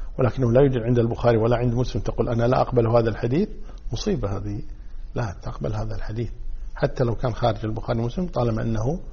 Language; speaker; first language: Arabic; native; Arabic